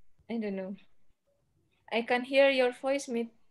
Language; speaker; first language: English; non-native, fluent; Indonesian